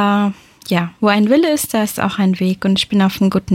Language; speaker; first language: German; early bilingual, other home language; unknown